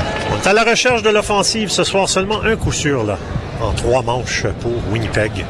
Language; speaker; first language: French; native; French